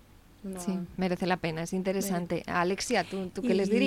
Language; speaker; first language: Spanish; native; Spanish